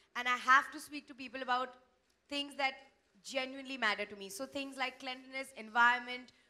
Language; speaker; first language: English; non-native, local second language; Hindi